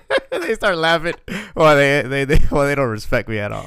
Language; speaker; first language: English; early bilingual, other home language; Spanish